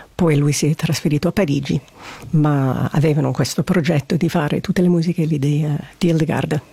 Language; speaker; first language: Italian; non-native, fluent; English